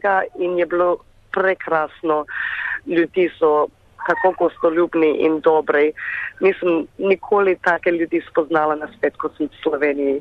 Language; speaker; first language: Slovenian; early bilingual, heritage; Slovenian